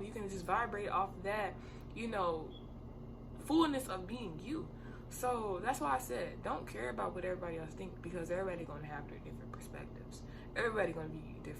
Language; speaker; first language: English; native; English